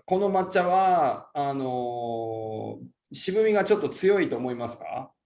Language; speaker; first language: Japanese; native; Japanese